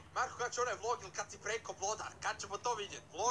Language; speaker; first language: Bosnian; native; Bosnian